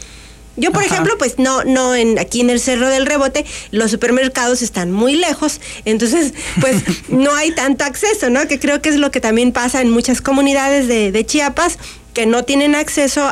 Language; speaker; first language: Spanish; native; Spanish